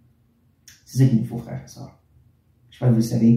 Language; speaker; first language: French; native; French